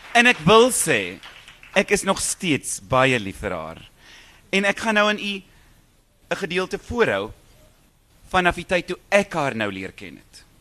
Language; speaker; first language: Afrikaans; native; Afrikaans